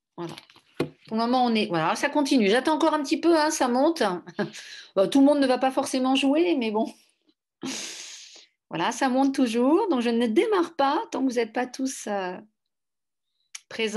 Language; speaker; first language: French; native; French